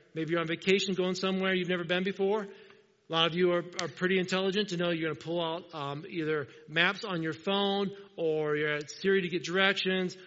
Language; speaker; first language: English; native; English